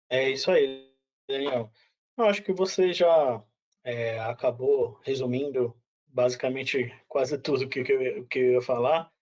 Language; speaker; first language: Portuguese; native; Portuguese